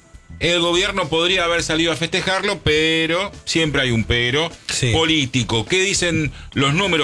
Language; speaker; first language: Spanish; native; Spanish